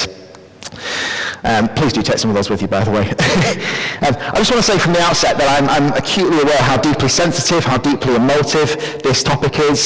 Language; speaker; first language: English; native; English